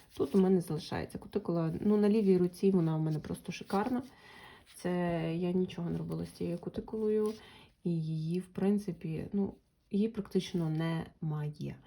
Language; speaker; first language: Ukrainian; non-native, local second language; Russian